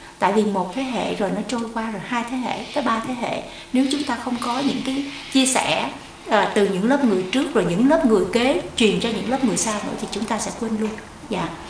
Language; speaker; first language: Vietnamese; native; Vietnamese